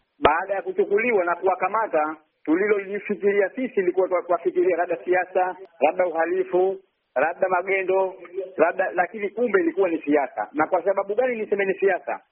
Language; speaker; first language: Swahili; native; Swahili